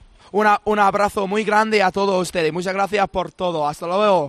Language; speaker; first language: Spanish; non-native, fluent; English